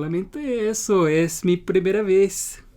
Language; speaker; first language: Spanish; non-native, learner; English